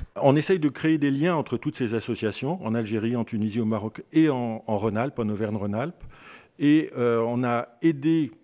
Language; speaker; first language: French; native; French